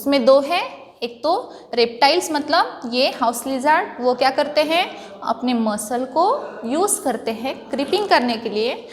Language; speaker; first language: Hindi; non-native, local second language; Marathi